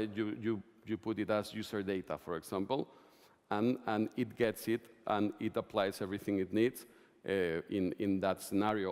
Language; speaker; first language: English; non-native, fluent; Spanish